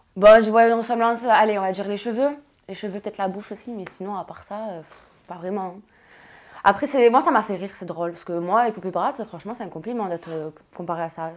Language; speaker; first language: French; native; French